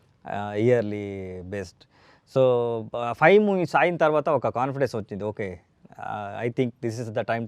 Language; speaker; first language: Telugu; non-native, learner; Kannada